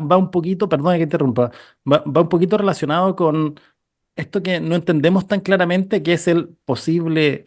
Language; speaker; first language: Spanish; native; Spanish